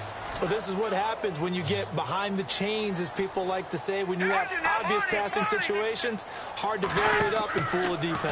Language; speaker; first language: English; native; English